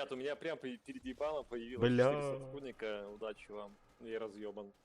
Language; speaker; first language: Russian; native; Russian